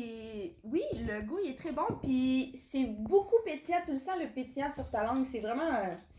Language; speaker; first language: French; native; French